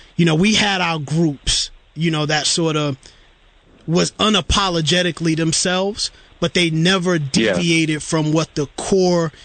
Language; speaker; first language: English; native; English